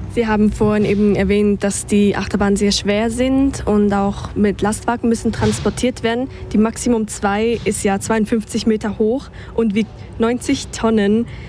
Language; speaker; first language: German; native; German